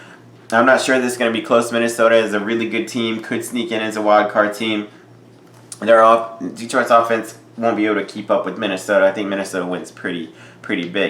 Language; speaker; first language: English; native; English